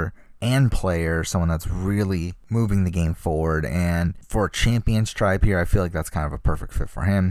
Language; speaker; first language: English; native; English